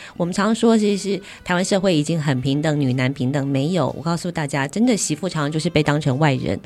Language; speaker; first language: Chinese; native; Chinese